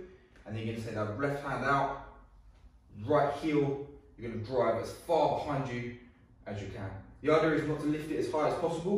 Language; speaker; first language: English; native; English